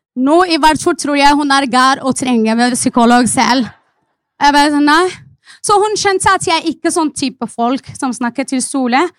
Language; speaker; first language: Norwegian; non-native, fluent; Arabic